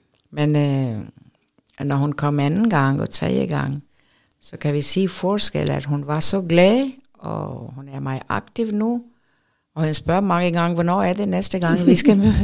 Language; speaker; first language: Danish; non-native, fluent; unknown